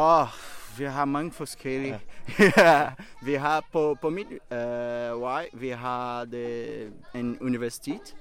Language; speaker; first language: Danish; non-native, learner; Portuguese